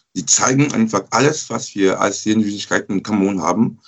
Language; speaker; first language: German; non-native, learner; French